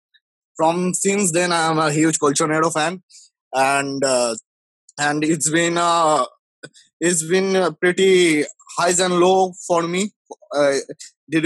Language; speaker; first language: English; non-native, local second language; Bangla